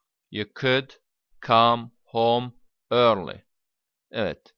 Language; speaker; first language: English; non-native, fluent; Turkish